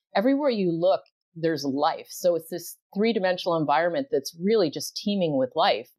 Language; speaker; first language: English; native; English